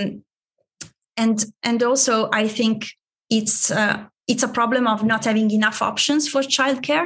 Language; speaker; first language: English; non-native, fluent; Italian